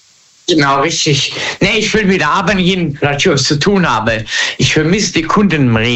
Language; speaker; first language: German; native; German